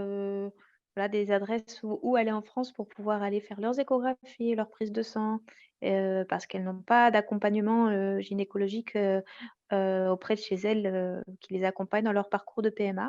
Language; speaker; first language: French; native; French